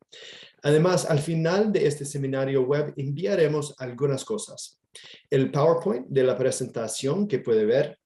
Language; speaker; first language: Spanish; non-native, fluent; English